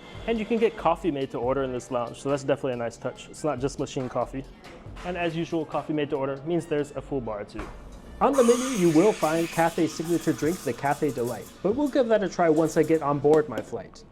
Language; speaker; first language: English; native; English